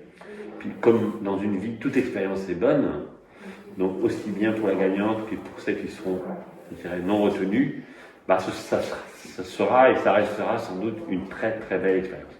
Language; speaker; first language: French; native; French